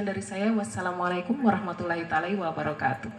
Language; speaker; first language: Indonesian; native; Indonesian